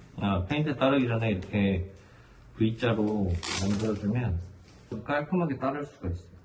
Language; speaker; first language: Korean; native; Korean